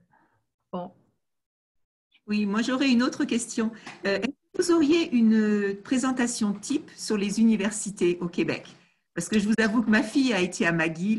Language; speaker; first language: French; non-native, fluent; English